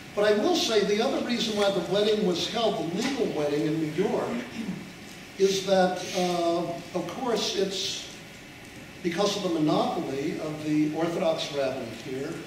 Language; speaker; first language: English; native; English